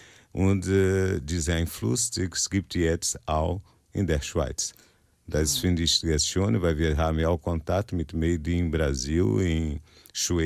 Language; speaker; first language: German; non-native, learner; Portuguese